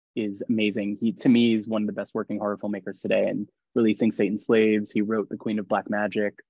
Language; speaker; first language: English; native; English